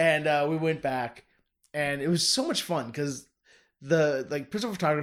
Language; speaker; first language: English; native; English